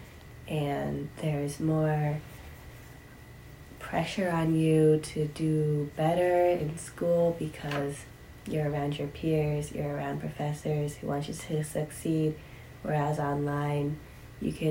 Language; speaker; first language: English; native; English